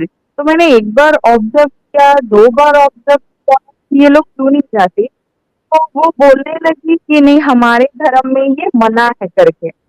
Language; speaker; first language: Hindi; native; Hindi